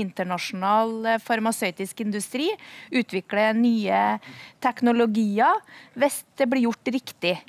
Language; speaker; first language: Norwegian; native; Norwegian